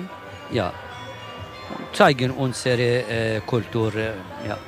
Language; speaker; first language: German; non-native, learner; Kurdish